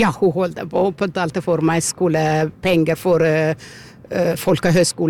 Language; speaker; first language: Norwegian; non-native, learner; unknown